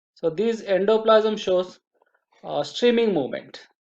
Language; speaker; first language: English; non-native, local second language; Telugu